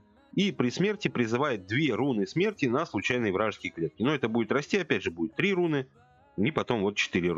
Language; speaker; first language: Russian; native; Russian